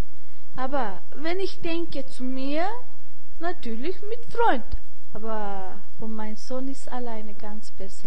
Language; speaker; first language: German; non-native, learner; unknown